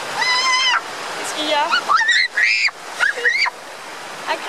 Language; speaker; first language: French; native; French